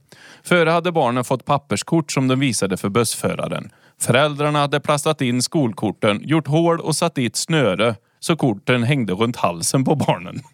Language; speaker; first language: Swedish; native; Swedish